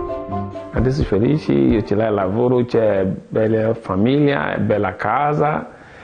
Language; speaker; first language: Italian; non-native, learner; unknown